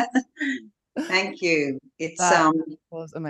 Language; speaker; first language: English; native; English